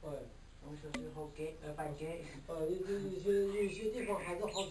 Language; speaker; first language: Chinese; non-native, local second language; Hmong